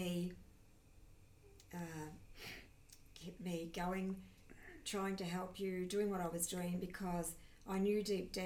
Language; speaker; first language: English; native; English